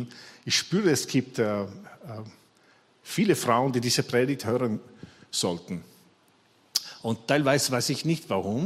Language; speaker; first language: German; non-native, fluent; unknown